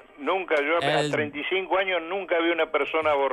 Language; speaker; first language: Spanish; native; Spanish